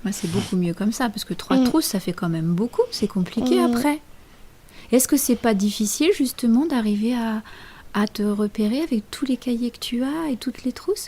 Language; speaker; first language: French; native; French